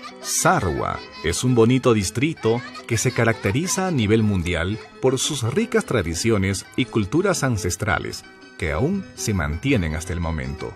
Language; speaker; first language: Spanish; native; Spanish